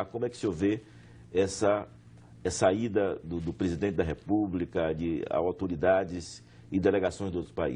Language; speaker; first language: Portuguese; native; Portuguese